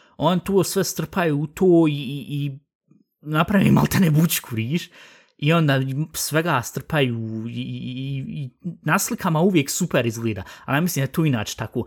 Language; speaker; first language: Bosnian; early bilingual, heritage; Bosnian